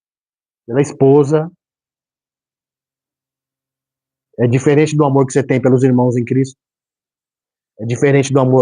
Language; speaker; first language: Portuguese; native; Portuguese